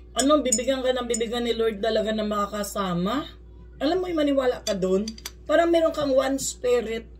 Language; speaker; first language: Filipino; native; Filipino